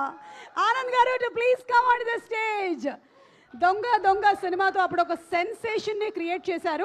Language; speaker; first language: Telugu; native; Telugu